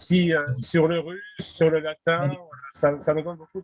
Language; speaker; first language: French; non-native, fluent; Russian